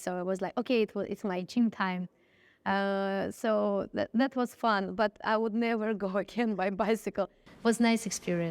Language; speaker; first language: English; non-native, fluent; Russian